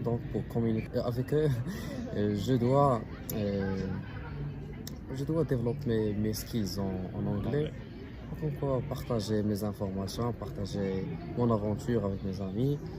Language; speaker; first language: French; non-native, local second language; Arabic